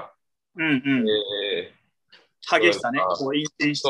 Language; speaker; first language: Japanese; native; Japanese